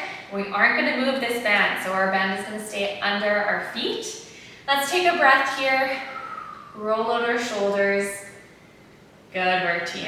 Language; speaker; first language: English; native; English